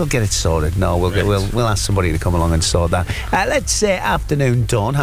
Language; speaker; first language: English; native; English